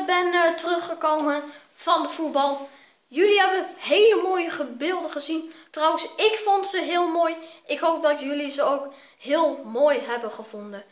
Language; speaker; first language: Dutch; native; Dutch